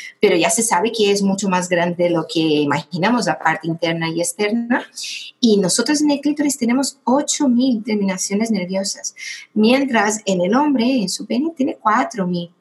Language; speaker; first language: Spanish; non-native, fluent; Portuguese